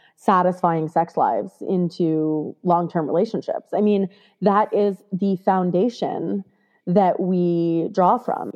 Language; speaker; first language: English; native; English